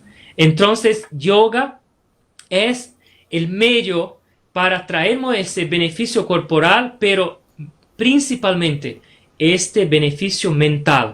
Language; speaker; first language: Spanish; non-native, fluent; Portuguese